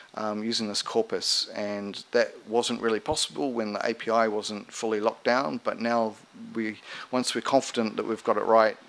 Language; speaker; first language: English; native; English